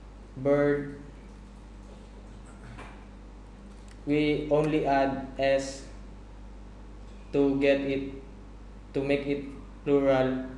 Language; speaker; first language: English; non-native, fluent; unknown